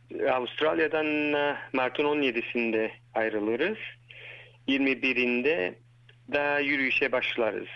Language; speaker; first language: Turkish; early bilingual, heritage; Turkish